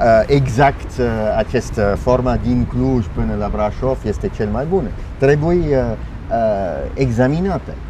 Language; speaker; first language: Romanian; non-native, fluent; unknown